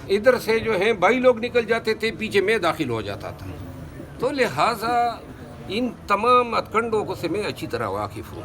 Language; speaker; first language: Urdu; non-native, local second language; Pashto